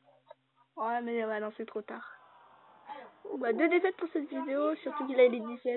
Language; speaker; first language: French; native; French